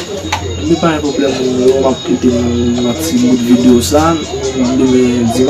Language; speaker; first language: French; non-native, learner; Haitian Creole